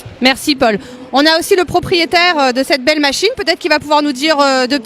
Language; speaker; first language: French; native; French